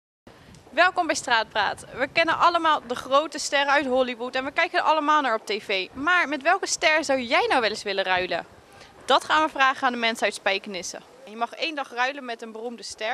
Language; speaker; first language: Dutch; native; Dutch